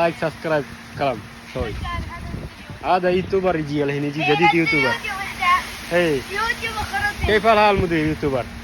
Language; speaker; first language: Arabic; non-native, learner; Bangla